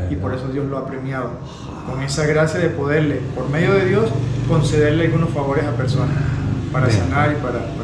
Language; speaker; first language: Spanish; native; Spanish